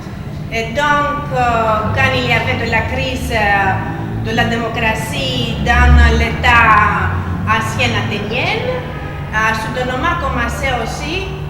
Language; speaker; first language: French; non-native, fluent; Greek